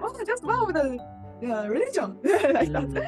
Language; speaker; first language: English; non-native, learner; Japanese